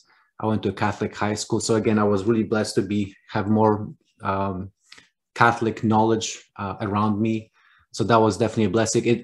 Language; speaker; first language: English; non-native, fluent; Polish